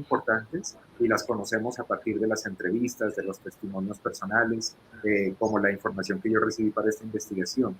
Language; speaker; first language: Spanish; native; Spanish